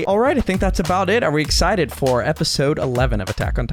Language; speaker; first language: English; native; English